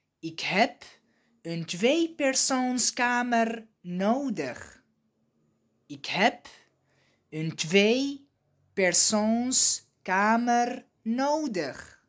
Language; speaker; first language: Dutch; non-native, fluent; Arabic